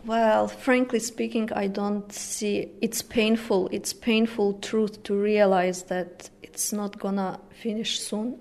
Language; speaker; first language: English; non-native, fluent; Ukrainian